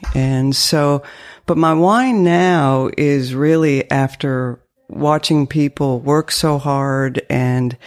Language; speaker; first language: English; early bilingual, other home language; French